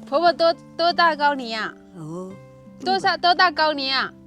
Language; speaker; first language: Chinese; native; Chinese